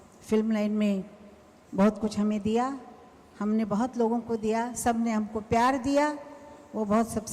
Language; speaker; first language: Hindi; non-native, local second language; Marathi